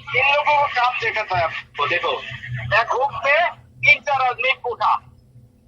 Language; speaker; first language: Hindi; non-native, learner; Bangla